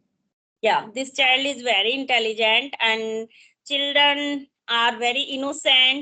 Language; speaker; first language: English; non-native, local second language; Hindi